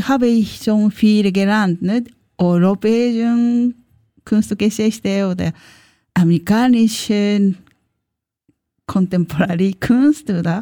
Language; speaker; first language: German; non-native, learner; Japanese